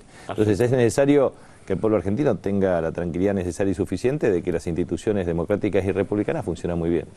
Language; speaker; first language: Spanish; native; Spanish